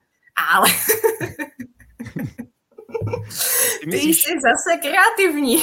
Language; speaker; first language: Czech; non-native, fluent; Japanese